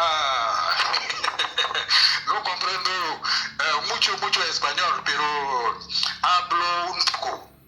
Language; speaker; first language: Spanish; non-native, learner; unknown